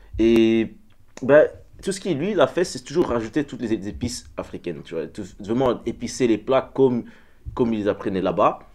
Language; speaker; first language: French; early bilingual, other home language; Dutch